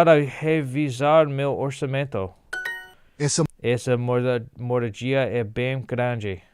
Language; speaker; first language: Portuguese; non-native, learner; English